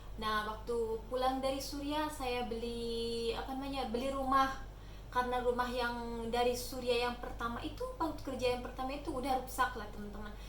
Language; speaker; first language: Indonesian; native; Indonesian